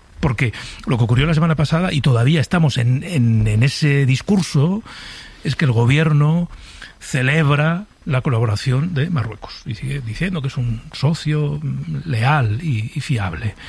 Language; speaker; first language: Spanish; native; Spanish